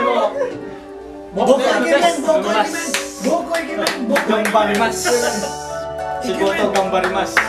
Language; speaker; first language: Japanese; non-native, learner; Filipino